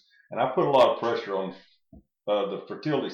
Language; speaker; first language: English; native; English